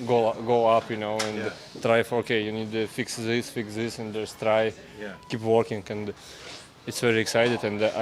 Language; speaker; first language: English; non-native, learner; Russian